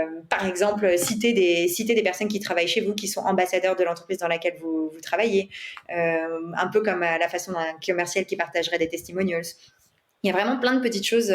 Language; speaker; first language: French; native; French